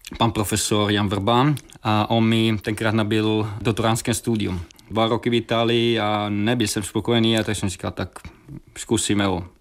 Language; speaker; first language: Czech; non-native, fluent; Italian